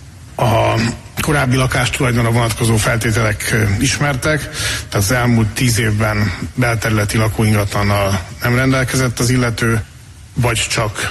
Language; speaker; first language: Hungarian; native; Hungarian